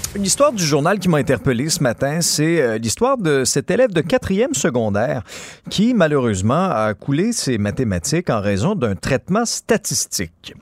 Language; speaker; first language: French; native; French